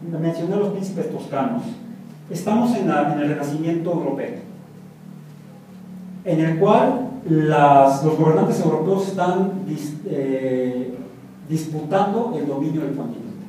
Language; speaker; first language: Spanish; native; Spanish